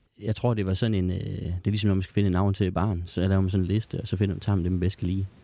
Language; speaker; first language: Danish; native; Danish